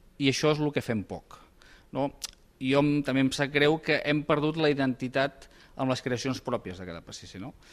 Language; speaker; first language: Catalan; native; Catalan